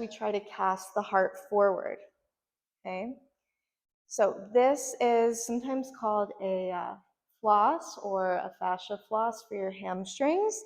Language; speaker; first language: English; native; English